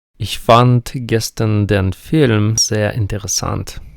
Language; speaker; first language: German; non-native, fluent; Ukrainian